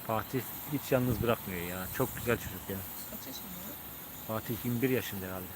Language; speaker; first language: Turkish; native; Turkish